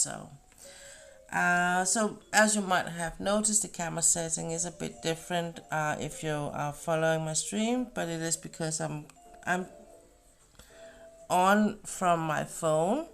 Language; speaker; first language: English; non-native, fluent; Danish